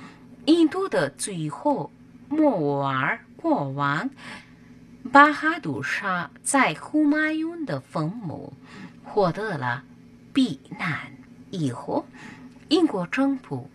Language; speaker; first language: Chinese; non-native, fluent; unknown